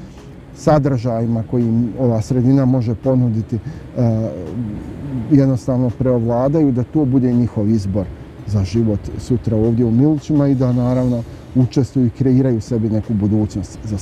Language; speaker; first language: Bosnian; native; Bosnian